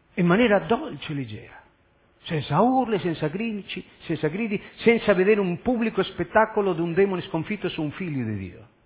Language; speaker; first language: Italian; non-native, fluent; Spanish